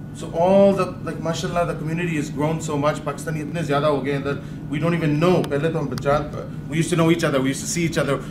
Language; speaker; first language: English; early bilingual, other home language; Urdu